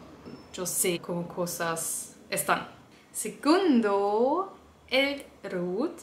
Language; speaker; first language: Spanish; non-native, learner; German